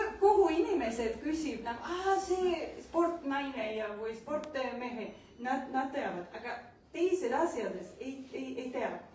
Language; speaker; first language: Estonian; non-native, learner; Spanish